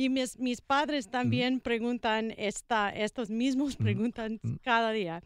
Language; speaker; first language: Spanish; non-native, learner; English